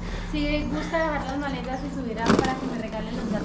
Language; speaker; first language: Spanish; native; Spanish